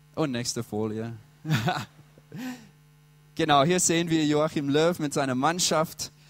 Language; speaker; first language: German; non-native, fluent; English